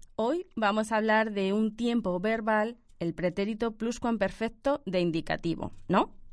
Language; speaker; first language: Spanish; native; Spanish